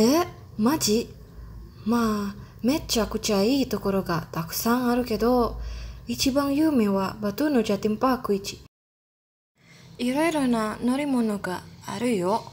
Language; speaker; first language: Japanese; non-native, learner; Indonesian